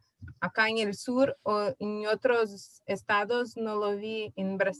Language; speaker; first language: Spanish; non-native, learner; Portuguese